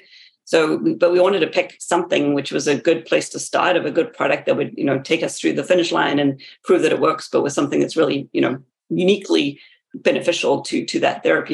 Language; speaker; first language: English; native; English